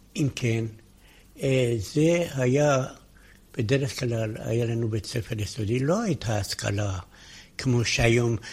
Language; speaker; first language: Hebrew; non-native, fluent; Persian